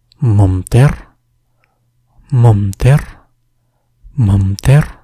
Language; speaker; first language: Arabic; non-native, fluent; English